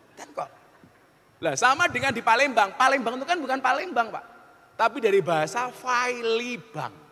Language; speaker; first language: Indonesian; non-native, local second language; Javanese